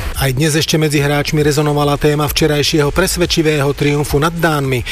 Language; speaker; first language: Slovak; native; Slovak